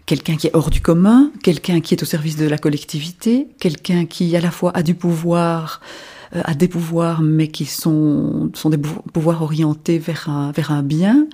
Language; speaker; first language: French; native; French